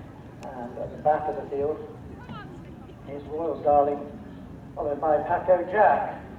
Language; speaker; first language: English; native; English